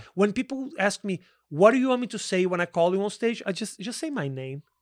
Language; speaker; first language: English; non-native, fluent; Portuguese